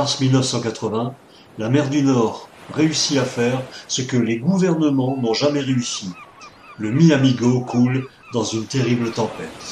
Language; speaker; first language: French; native; French